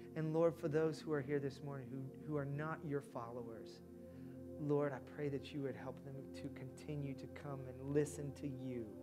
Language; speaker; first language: English; native; English